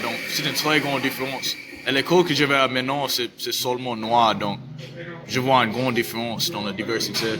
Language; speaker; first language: French; non-native, learner; English